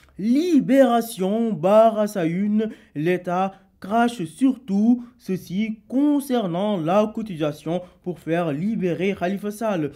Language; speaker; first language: French; non-native, local second language; Wolof